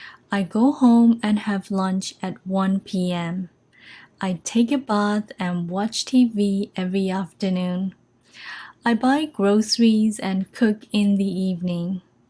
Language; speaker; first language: English; non-native, fluent; Burmese